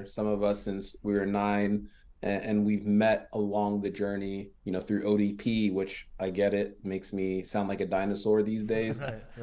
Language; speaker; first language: English; early bilingual, other home language; French